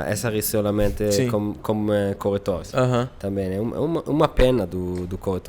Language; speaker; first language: Portuguese; non-native, learner; Hebrew